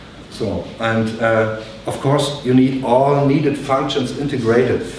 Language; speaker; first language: English; non-native, fluent; German